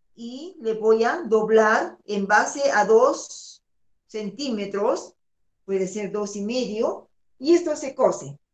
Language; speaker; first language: Spanish; native; Spanish